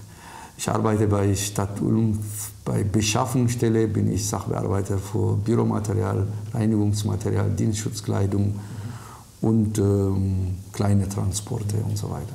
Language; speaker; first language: German; non-native, fluent; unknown